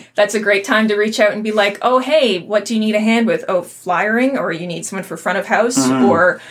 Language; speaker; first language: English; native; English